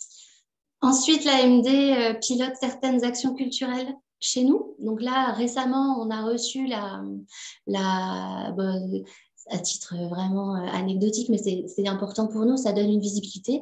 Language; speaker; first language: French; native; French